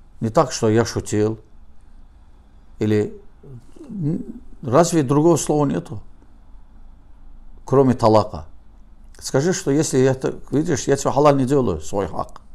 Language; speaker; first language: Russian; non-native, learner; Azerbaijani